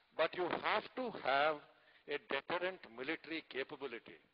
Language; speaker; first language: English; non-native, local second language; Tamil